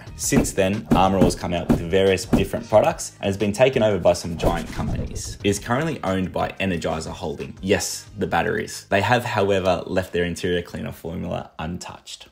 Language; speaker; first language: English; native; English